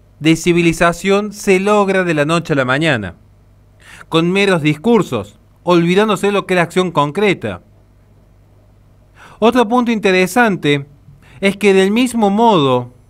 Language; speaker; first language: Spanish; native; Spanish